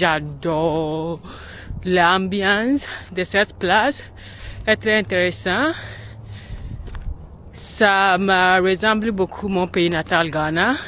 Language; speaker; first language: French; non-native, learner; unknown